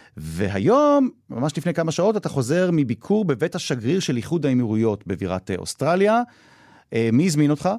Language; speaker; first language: Hebrew; native; Hebrew